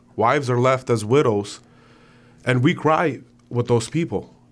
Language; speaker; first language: English; non-native, fluent; Ukrainian